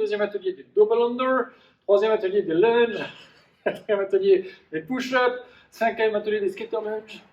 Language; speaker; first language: French; native; French